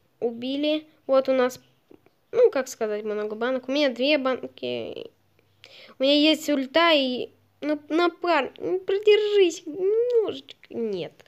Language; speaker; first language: Russian; native; Russian